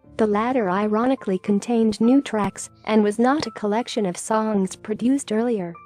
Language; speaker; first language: English; non-native, learner; Indonesian